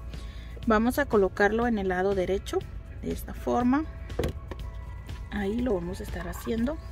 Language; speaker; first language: Spanish; native; Spanish